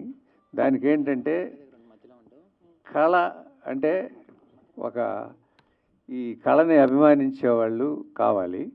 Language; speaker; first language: Telugu; native; Telugu